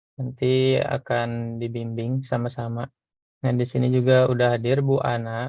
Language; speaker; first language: Indonesian; native; Indonesian